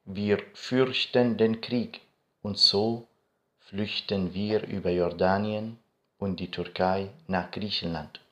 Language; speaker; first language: German; non-native, fluent; Arabic